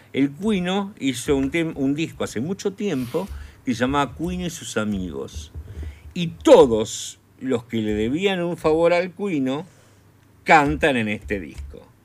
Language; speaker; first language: Spanish; native; Spanish